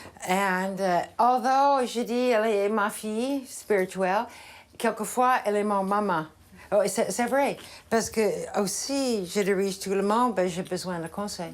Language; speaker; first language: French; non-native, learner; English